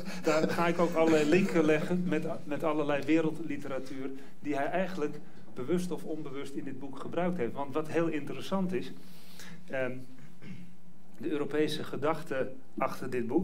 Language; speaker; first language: Dutch; native; Dutch